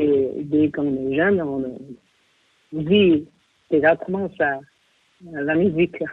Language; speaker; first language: French; non-native, fluent; Chinese